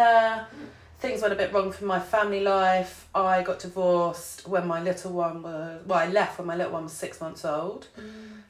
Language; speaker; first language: English; native; English